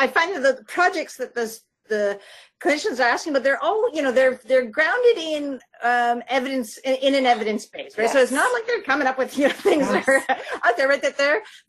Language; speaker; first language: English; native; English